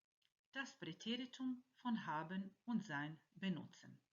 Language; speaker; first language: German; non-native, fluent; Croatian